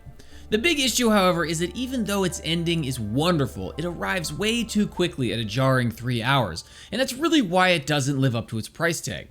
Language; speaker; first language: English; native; English